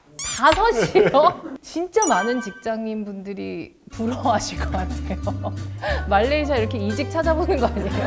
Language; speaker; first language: Korean; native; Korean